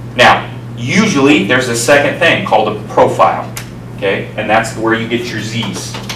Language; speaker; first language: English; native; English